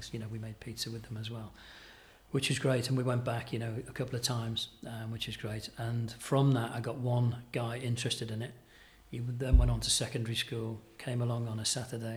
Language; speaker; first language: English; native; English